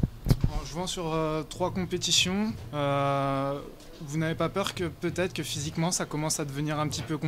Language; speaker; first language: French; native; French